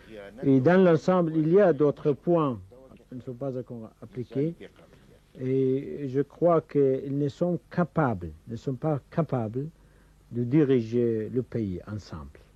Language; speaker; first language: French; non-native, fluent; Kurdish